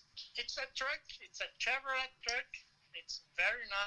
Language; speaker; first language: English; non-native, learner; Portuguese